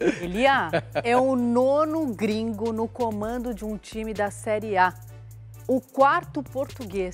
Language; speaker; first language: Portuguese; native; Portuguese